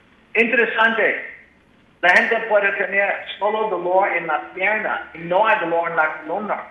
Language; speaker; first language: Spanish; non-native, learner; English